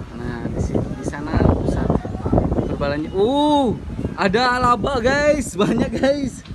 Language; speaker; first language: Indonesian; non-native, local second language; Minangkabau